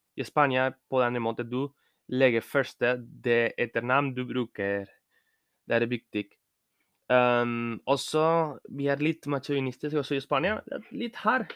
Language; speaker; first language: Norwegian; non-native, learner; Spanish